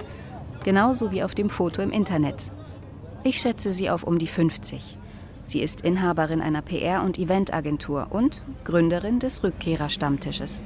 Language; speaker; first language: German; native; German